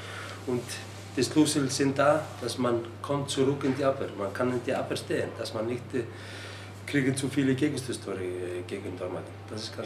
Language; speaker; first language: German; non-native, learner; Icelandic